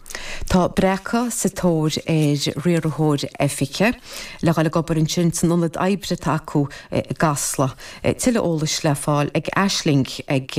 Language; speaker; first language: Irish; native; Irish